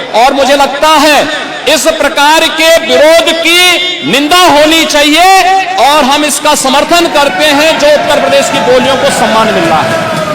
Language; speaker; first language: Hindi; native; Hindi